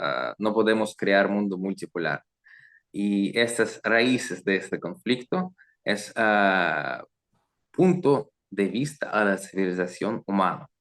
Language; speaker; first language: Spanish; non-native, learner; Russian